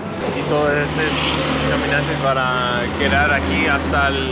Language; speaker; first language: Spanish; non-native, learner; English